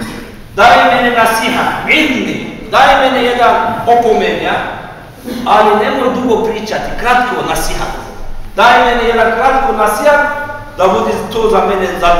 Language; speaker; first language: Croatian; non-native, fluent; Turkish